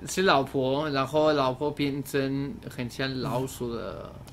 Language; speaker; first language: Chinese; non-native, fluent; English